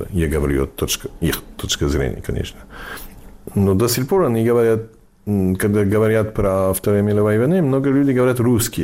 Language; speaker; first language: Russian; non-native, fluent; English